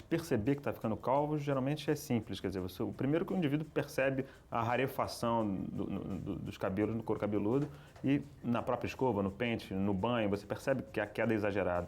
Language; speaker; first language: Portuguese; native; Portuguese